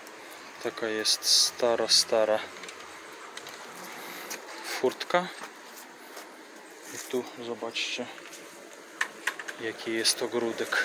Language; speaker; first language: Polish; non-native, fluent; Russian